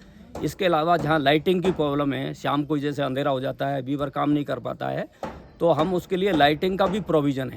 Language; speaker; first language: Hindi; native; Hindi